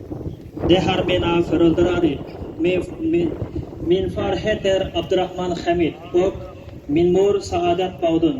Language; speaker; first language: Swedish; non-native, learner; Uyghur